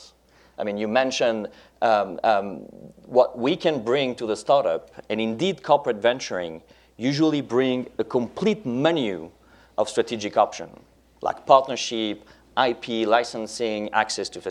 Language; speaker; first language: English; non-native, fluent; French